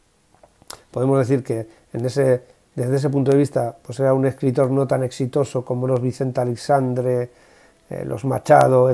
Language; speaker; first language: Spanish; native; Spanish